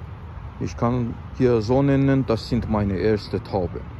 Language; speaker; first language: German; non-native, fluent; Azerbaijani